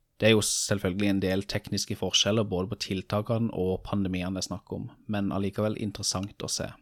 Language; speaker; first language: Norwegian; native; Norwegian